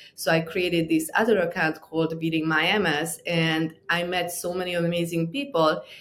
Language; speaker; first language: English; non-native, fluent; Romanian